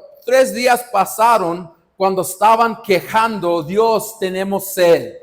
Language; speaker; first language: Spanish; non-native, fluent; English